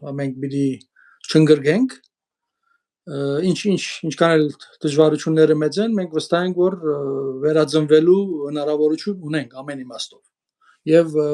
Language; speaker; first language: Armenian; early bilingual, heritage; Armenian